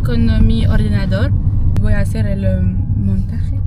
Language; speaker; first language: Spanish; non-native, learner; French